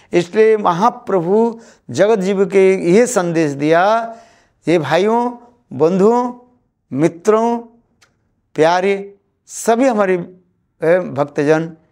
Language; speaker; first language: Hindi; non-native, local second language; Bangla